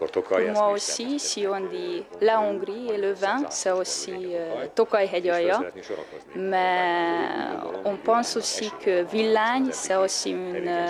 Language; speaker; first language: French; non-native, fluent; Hungarian